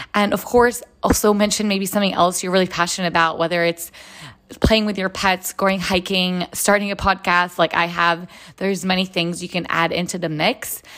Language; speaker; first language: English; non-native, fluent; Hebrew